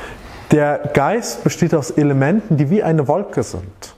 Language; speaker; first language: German; native; German